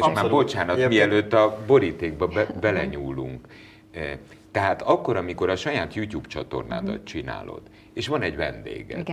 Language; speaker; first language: Hungarian; native; Hungarian